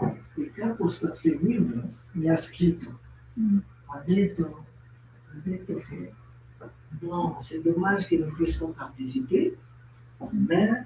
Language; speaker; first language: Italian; non-native, fluent; French